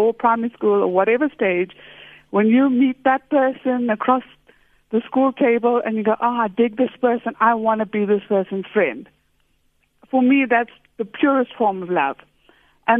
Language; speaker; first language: English; native; English